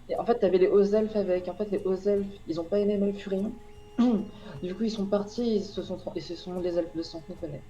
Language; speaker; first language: French; native; French